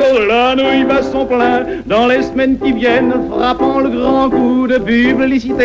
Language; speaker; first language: French; native; French